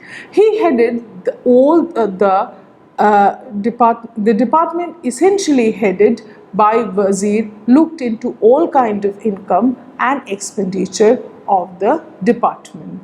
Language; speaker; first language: English; non-native, local second language; Bangla